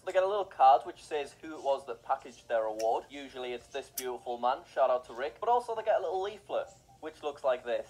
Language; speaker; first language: English; native; English